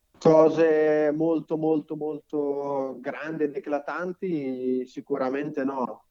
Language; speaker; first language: Italian; native; Italian